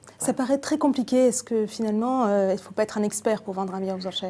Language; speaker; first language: French; native; French